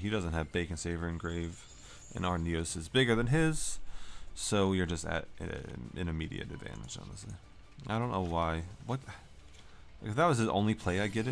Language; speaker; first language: English; native; English